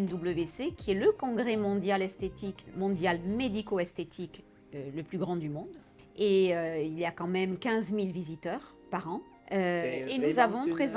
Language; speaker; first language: French; native; French